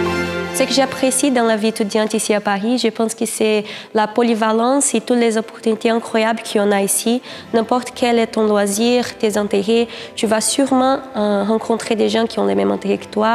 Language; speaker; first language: French; non-native, fluent; Portuguese